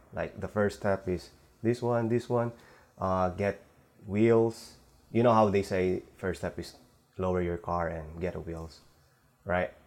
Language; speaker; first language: English; non-native, local second language; Filipino